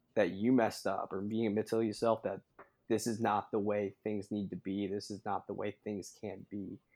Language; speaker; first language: English; native; English